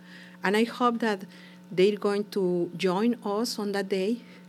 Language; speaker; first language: English; non-native, learner; Spanish